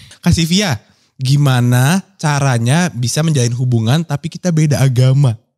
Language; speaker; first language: Indonesian; native; Indonesian